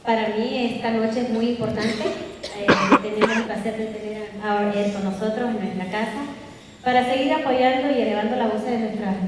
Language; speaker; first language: Spanish; native; Spanish